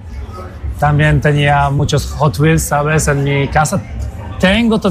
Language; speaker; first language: Spanish; non-native, fluent; Polish